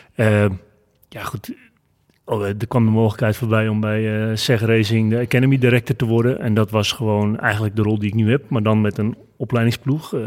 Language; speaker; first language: Dutch; native; Dutch